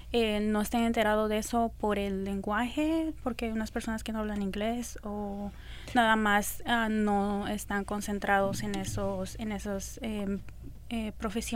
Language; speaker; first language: Spanish; early bilingual, other home language; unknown